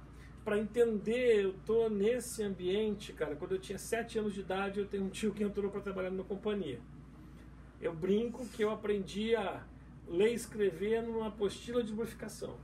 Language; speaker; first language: Portuguese; native; Portuguese